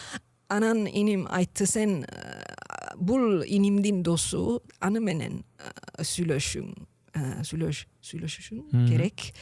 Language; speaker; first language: Kyrgyz; non-native, learner; Italian